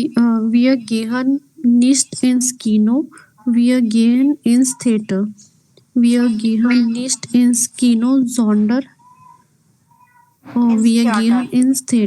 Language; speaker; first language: German; non-native, learner; Hindi